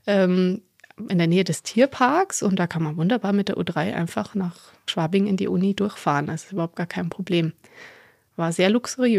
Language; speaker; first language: German; native; German